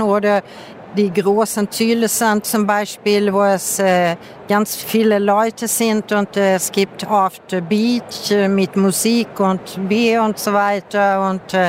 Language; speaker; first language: German; non-native, fluent; Swedish